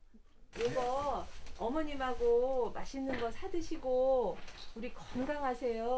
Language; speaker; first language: Korean; native; Korean